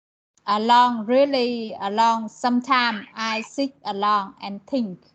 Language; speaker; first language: English; non-native, learner; Vietnamese